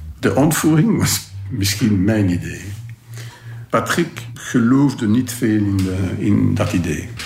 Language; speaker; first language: Dutch; non-native, local second language; French